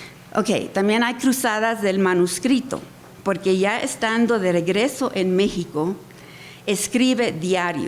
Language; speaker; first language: Spanish; early bilingual, heritage; Spanish